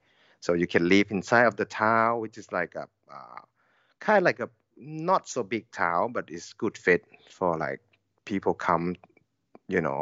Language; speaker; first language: English; non-native, learner; Thai